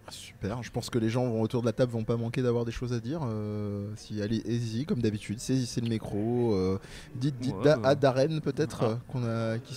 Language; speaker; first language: French; native; French